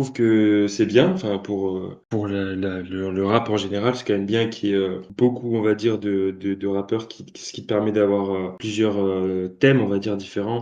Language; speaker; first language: French; native; French